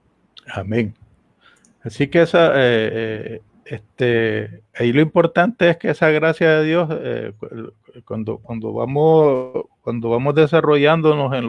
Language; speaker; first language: Spanish; native; Spanish